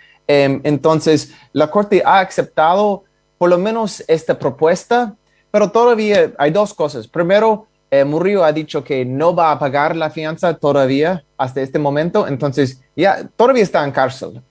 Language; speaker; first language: Spanish; non-native, fluent; English